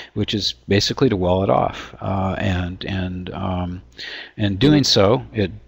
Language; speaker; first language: English; native; English